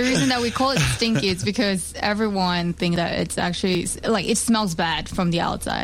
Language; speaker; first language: English; non-native, local second language; Chinese